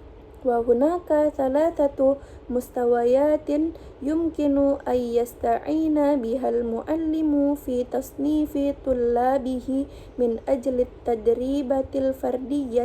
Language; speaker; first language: Arabic; non-native, learner; Indonesian